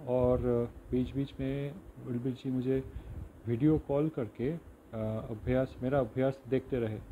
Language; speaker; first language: Hindi; non-native, local second language; Bangla